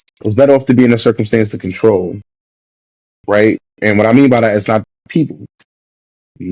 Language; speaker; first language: English; native; English